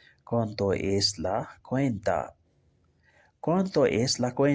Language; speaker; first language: Spanish; non-native, fluent; Urdu